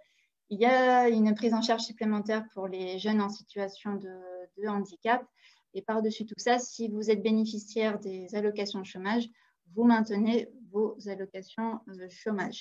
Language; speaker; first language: French; native; French